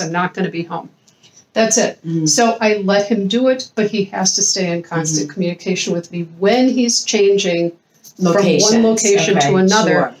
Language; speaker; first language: English; native; English